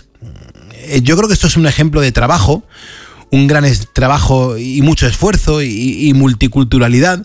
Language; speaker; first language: Spanish; native; Spanish